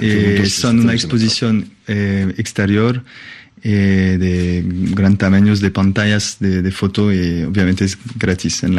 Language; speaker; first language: Spanish; non-native, fluent; French